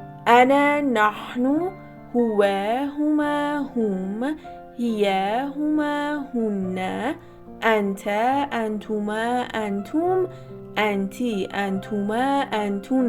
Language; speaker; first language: Arabic; non-native, fluent; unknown